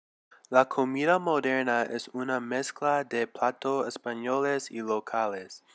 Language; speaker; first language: Spanish; non-native, learner; English